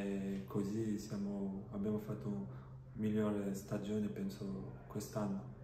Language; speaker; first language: Italian; non-native, fluent; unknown